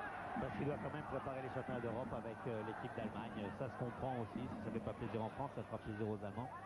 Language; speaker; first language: French; native; French